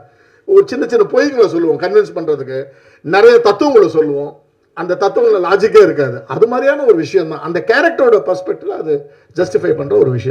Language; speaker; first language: Tamil; native; Tamil